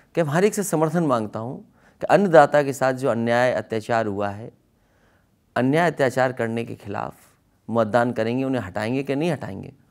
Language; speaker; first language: Hindi; native; Hindi